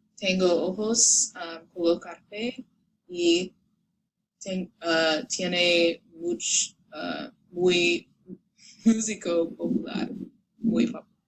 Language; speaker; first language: Spanish; non-native, learner; English